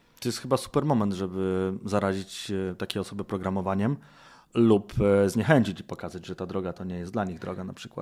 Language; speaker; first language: Polish; native; Polish